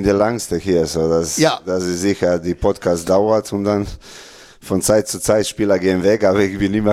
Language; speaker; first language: German; non-native, learner; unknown